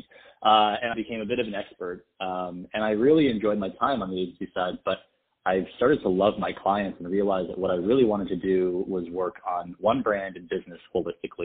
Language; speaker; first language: English; native; English